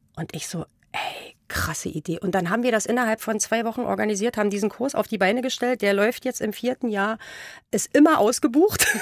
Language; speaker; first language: German; native; German